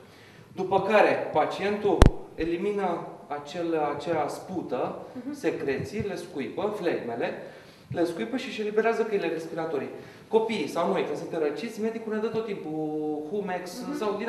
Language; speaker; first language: Romanian; native; Romanian